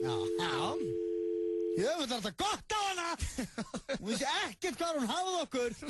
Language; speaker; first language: Icelandic; native; Icelandic